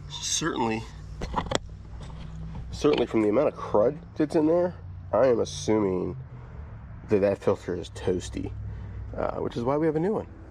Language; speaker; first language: English; native; English